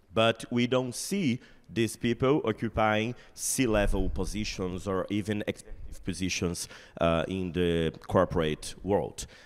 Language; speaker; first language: English; non-native, fluent; Portuguese